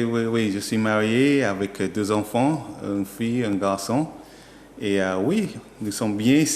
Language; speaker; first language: French; non-native, learner; English